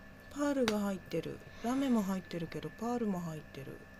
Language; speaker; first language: Japanese; native; Japanese